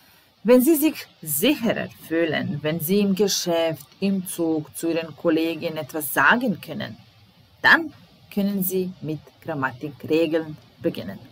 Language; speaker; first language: German; non-native, fluent; Serbian